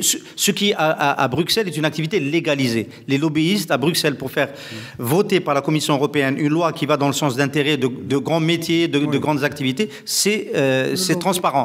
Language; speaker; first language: French; non-native, local second language; Arabic